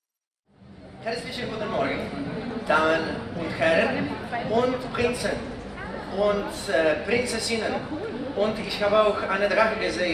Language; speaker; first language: German; non-native, fluent; Polish